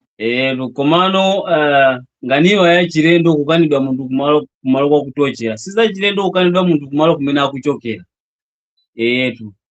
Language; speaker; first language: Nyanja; non-native, local second language; Yao